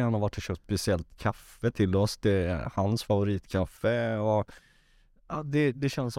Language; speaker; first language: Swedish; native; Swedish